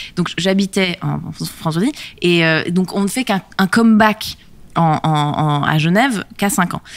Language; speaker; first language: French; native; French